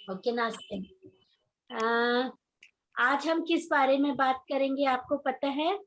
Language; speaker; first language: Hindi; native; Hindi